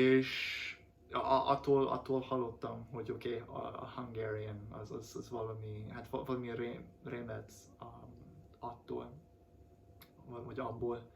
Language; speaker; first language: Hungarian; non-native, fluent; English